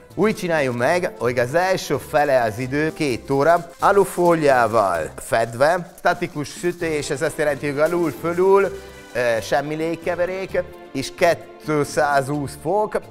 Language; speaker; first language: Hungarian; non-native, fluent; Italian